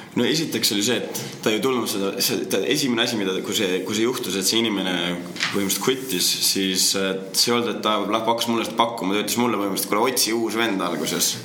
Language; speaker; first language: Estonian; native; Estonian